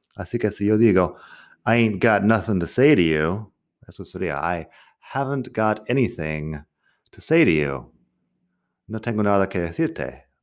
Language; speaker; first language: Spanish; non-native, fluent; English